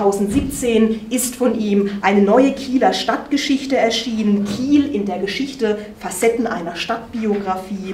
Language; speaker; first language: German; native; German